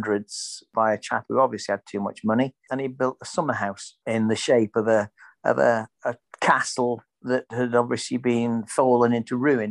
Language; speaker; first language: English; native; English